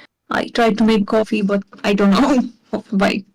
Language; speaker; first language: English; non-native, learner; Hungarian